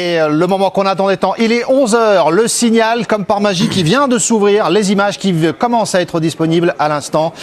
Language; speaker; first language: French; native; French